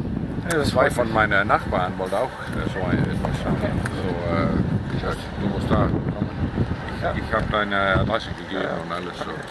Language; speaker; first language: German; non-native, learner; Danish